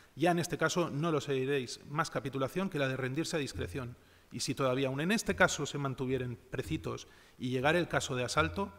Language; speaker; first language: Spanish; non-native, local second language; Catalan